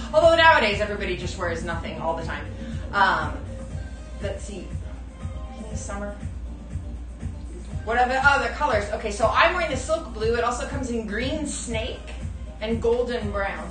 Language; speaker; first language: English; native; English